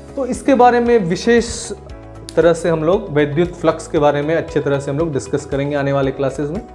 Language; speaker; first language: Hindi; native; Hindi